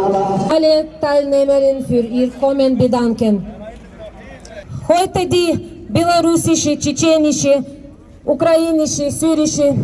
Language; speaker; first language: German; non-native, learner; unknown